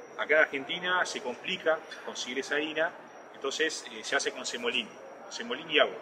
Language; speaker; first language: Spanish; native; Spanish